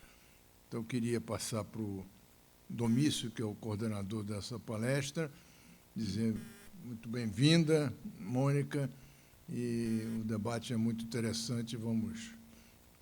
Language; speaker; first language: Portuguese; native; Portuguese